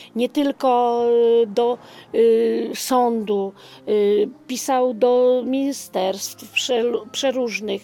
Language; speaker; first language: Polish; native; Polish